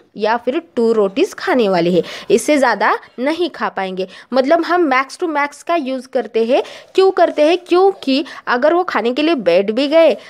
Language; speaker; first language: Hindi; non-native, local second language; Marathi